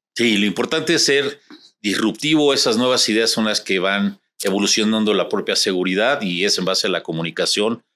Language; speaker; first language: Spanish; native; Spanish